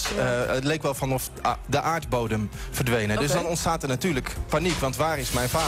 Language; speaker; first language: Dutch; native; Dutch